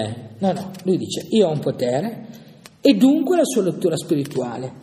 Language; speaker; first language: Italian; native; Italian